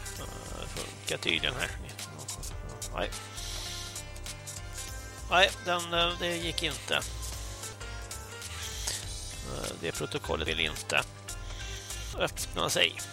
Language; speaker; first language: Swedish; native; Swedish